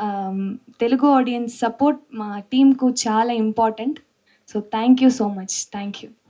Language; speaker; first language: Telugu; non-native, learner; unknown